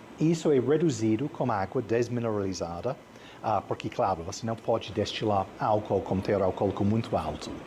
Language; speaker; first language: Portuguese; non-native, fluent; English